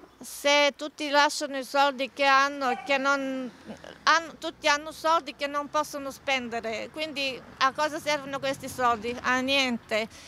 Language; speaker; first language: Italian; non-native, fluent; Bulgarian